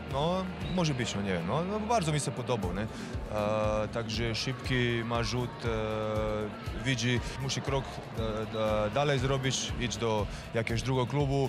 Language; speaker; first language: Polish; non-native, learner; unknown